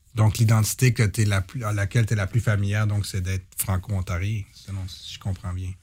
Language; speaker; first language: French; native; French